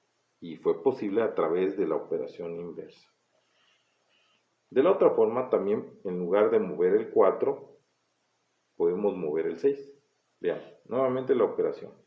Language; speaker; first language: Spanish; native; Spanish